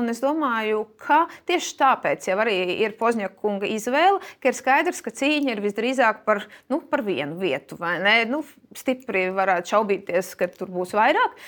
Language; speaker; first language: Latvian; native; Latvian